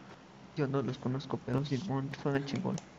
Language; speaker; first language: Spanish; native; Spanish